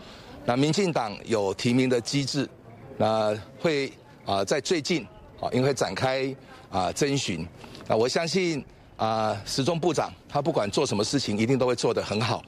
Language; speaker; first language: Chinese; native; Chinese